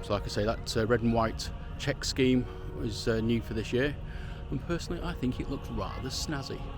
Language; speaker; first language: English; native; English